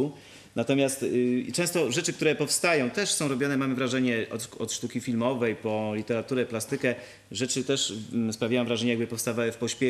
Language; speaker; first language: Polish; native; Polish